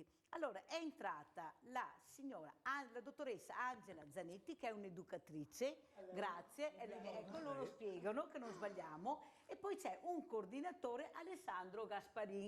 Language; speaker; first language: Italian; native; Italian